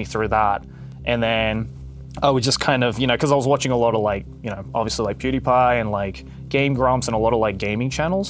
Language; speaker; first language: English; non-native, local second language; Japanese